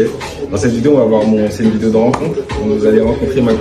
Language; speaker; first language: French; native; French